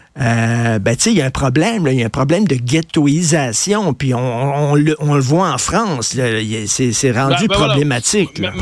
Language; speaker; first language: French; native; French